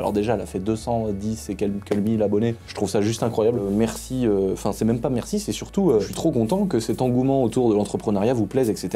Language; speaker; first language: French; native; French